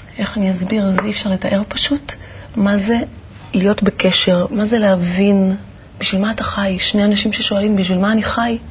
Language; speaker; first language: Hebrew; native; Hebrew